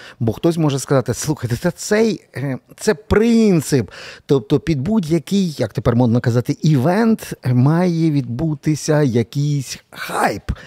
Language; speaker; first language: Ukrainian; native; Ukrainian